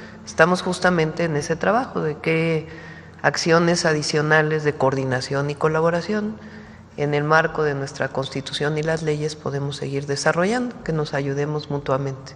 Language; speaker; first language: Spanish; native; Spanish